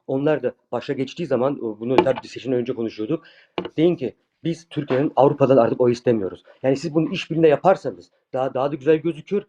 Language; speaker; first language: Turkish; early bilingual, heritage; Turkish